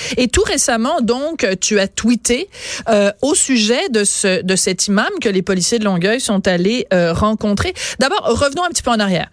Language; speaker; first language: French; native; French